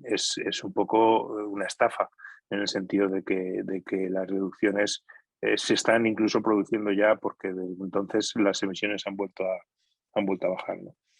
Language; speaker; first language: Spanish; native; Spanish